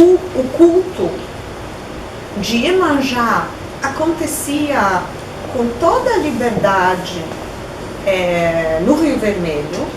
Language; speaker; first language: Portuguese; non-native, fluent; Polish